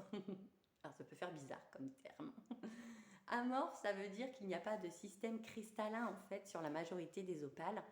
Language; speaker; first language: French; native; French